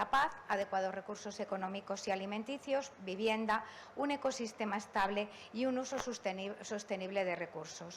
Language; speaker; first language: Spanish; native; Spanish